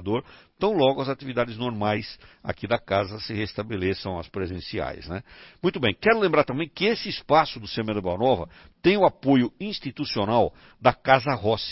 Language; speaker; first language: Portuguese; native; Portuguese